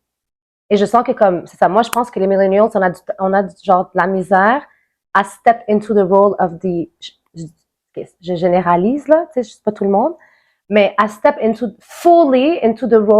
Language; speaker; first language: French; native; French